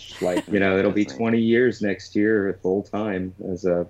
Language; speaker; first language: English; native; English